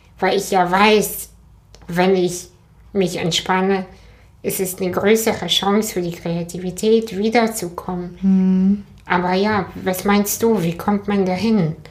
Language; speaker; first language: German; early bilingual, other home language; Russian